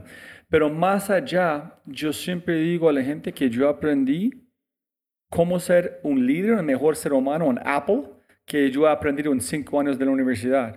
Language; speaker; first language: Spanish; non-native, fluent; English